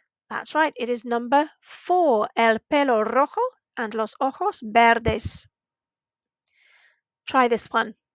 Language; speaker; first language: English; native; English